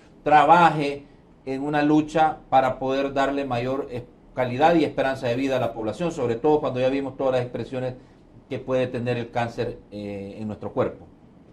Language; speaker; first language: Spanish; native; Spanish